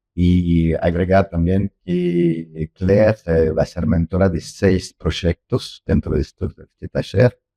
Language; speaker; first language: Spanish; non-native, learner; French